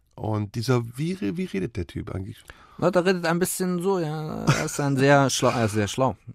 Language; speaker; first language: German; native; German